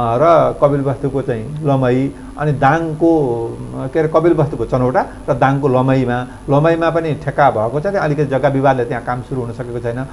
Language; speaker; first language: Nepali; native; Nepali